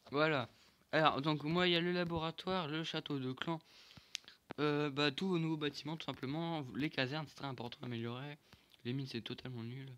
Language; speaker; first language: French; native; French